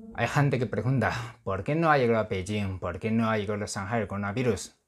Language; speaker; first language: Spanish; non-native, fluent; Chinese